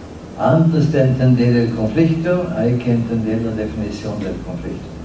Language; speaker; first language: Spanish; non-native, fluent; Norwegian